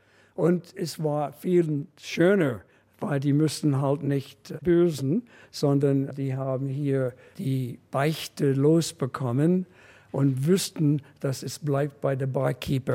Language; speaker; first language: German; non-native, fluent; English